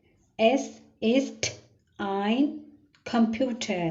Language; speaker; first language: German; non-native, learner; Urdu